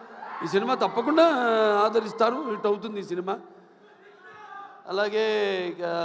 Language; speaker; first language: Telugu; native; Telugu